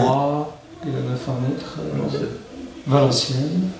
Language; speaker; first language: French; native; French